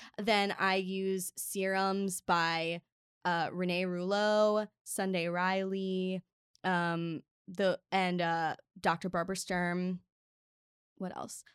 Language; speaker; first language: English; native; English